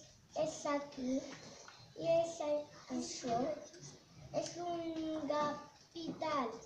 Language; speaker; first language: Catalan; non-native, local second language; Spanish